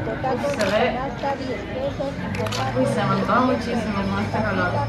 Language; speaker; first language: Spanish; native; Spanish